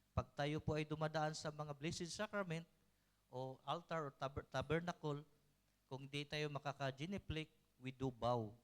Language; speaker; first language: Filipino; non-native, local second language; Cebuano